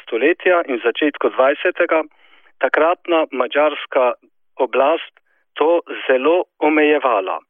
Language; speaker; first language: Slovenian; native; Slovenian